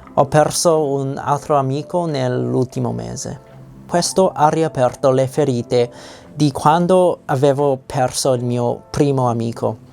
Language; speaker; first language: Italian; non-native, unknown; English